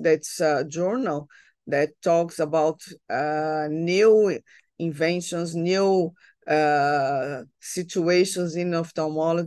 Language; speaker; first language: English; non-native, fluent; Portuguese